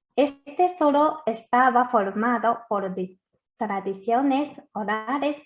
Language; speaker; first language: Spanish; non-native, fluent; Japanese